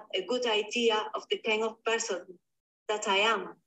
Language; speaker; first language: English; non-native, learner; Spanish